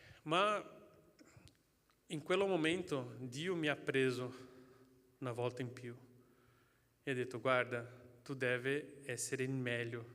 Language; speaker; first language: Italian; non-native, fluent; Portuguese